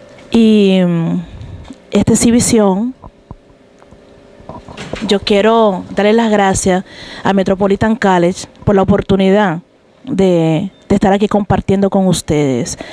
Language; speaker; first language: Spanish; native; Spanish